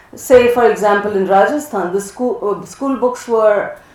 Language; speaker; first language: English; non-native, local second language; Hindi